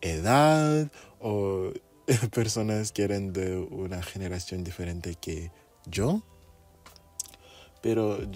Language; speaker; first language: Spanish; non-native, fluent; English